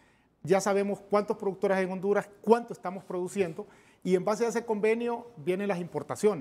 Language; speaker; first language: Spanish; native; Spanish